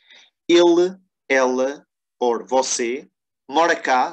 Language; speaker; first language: Portuguese; non-native, fluent; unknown